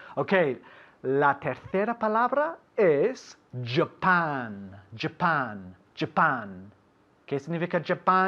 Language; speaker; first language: Spanish; non-native, fluent; English